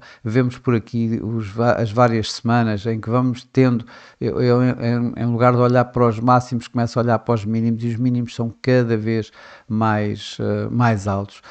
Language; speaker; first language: Portuguese; native; Portuguese